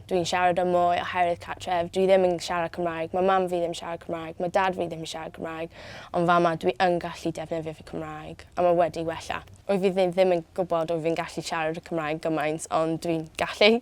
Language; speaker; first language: Welsh; non-native, local second language; English